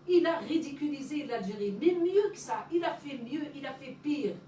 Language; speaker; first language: French; non-native, local second language; Arabic